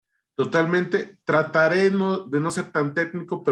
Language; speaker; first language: Spanish; native; Spanish